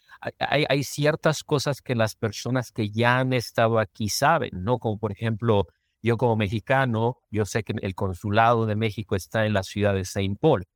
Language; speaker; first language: Spanish; native; Spanish